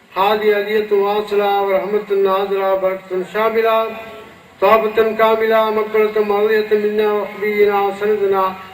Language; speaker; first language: Arabic; non-native, fluent; Tamil